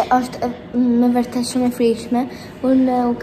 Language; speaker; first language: Albanian; early bilingual, heritage; Albanian